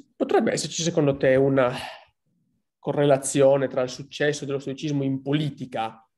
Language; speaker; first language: Italian; native; Italian